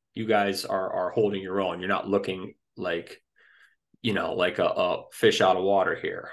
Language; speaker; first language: English; native; English